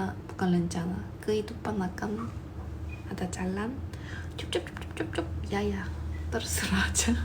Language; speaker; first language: Indonesian; non-native, fluent; Korean